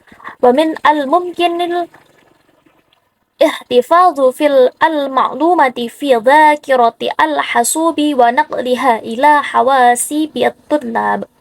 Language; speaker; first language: Arabic; non-native, learner; Indonesian